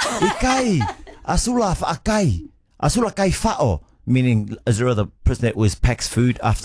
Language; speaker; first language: English; native; English